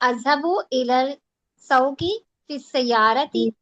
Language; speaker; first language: Arabic; non-native, learner; Urdu